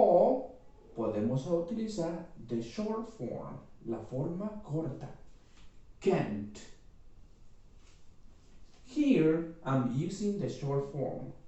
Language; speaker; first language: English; non-native, fluent; Spanish